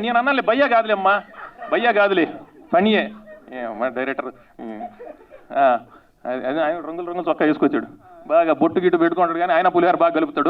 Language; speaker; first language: Telugu; native; Telugu